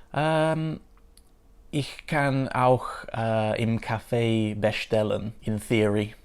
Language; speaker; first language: German; non-native, learner; English